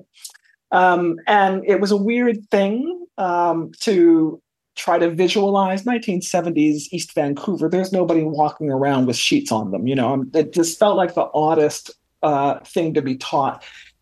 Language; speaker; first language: English; native; English